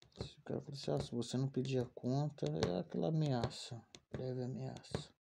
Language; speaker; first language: Portuguese; native; Portuguese